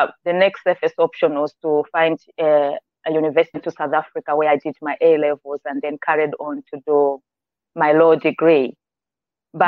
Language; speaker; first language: English; non-native, local second language; Nyanja